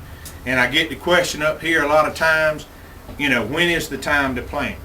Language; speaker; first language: English; native; English